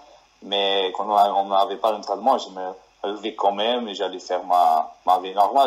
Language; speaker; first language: French; non-native, fluent; Portuguese